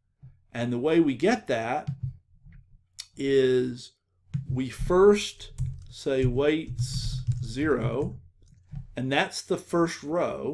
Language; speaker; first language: English; native; English